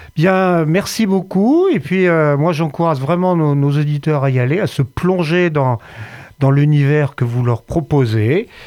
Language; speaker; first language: French; native; French